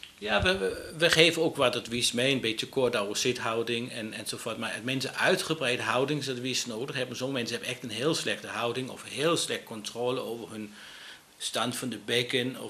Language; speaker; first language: Dutch; non-native, fluent; Danish